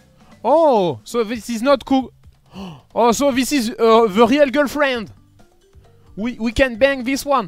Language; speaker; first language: English; non-native, fluent; French